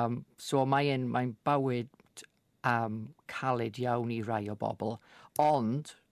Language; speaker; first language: Welsh; non-native, fluent; English